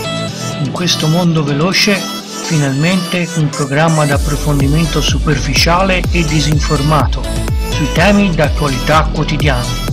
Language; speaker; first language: Italian; native; Italian